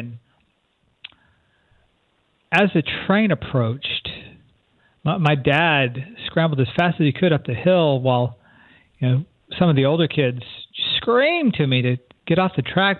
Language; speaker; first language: English; native; English